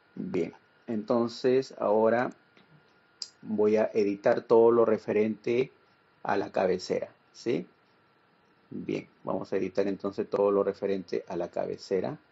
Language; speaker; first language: Spanish; native; Spanish